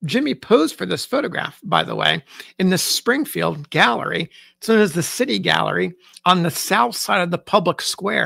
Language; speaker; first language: English; native; English